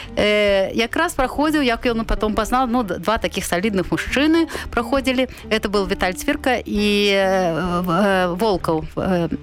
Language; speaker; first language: Belarusian; non-native, local second language; Russian